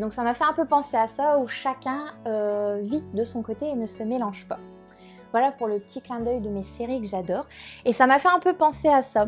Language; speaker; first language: French; native; French